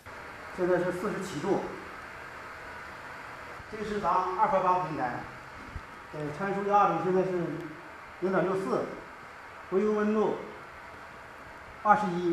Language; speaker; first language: Chinese; native; Chinese